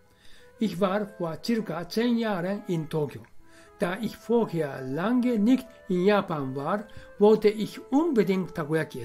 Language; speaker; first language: German; non-native, fluent; Japanese